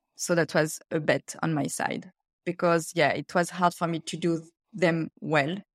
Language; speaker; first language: English; non-native, fluent; French